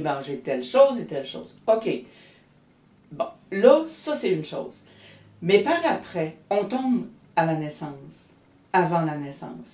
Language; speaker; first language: French; native; French